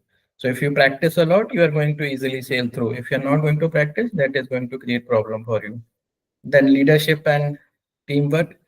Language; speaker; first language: English; non-native, local second language; Hindi